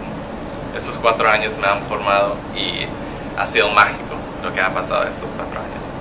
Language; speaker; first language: Spanish; non-native, learner; English